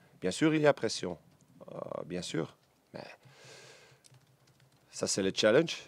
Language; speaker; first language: French; non-native, learner; Dutch